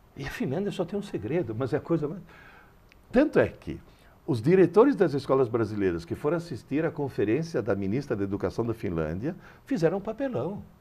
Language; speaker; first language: Portuguese; early bilingual, other home language; Italian